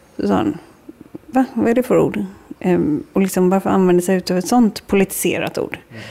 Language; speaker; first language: Swedish; native; Swedish